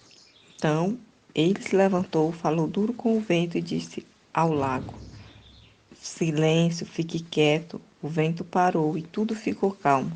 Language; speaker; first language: Portuguese; native; Portuguese